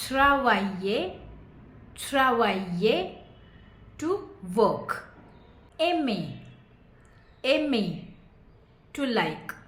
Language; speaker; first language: English; non-native, fluent; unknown